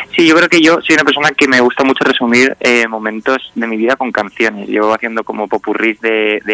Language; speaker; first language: Spanish; native; Spanish